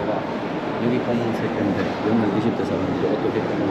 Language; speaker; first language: Korean; non-native, learner; Arabic